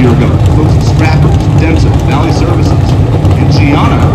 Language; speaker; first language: English; native; English